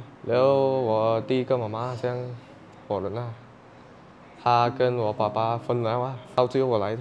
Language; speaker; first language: Chinese; non-native, local second language; Tamil